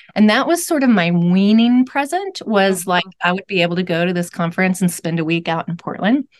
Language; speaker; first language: English; native; English